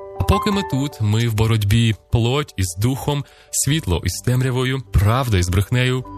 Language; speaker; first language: Ukrainian; native; Ukrainian